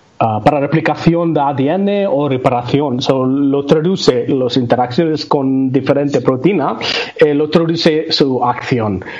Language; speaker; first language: Spanish; non-native, learner; Tamil